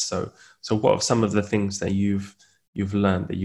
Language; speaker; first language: English; native; English